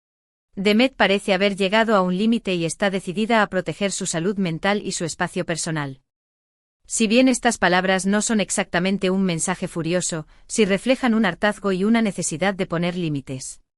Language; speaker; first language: Spanish; native; Spanish